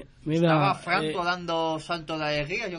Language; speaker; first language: Spanish; native; Spanish